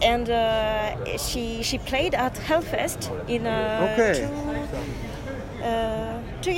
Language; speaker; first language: English; non-native, learner; French